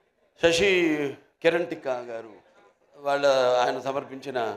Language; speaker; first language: Telugu; native; Telugu